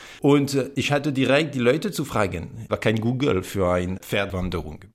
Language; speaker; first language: German; non-native, learner; French